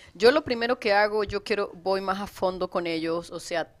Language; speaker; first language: Spanish; native; Spanish